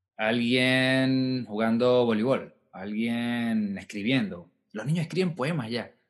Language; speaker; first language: Spanish; native; Spanish